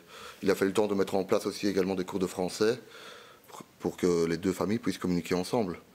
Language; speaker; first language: French; native; French